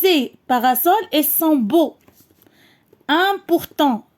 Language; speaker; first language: French; non-native, local second language; Arabic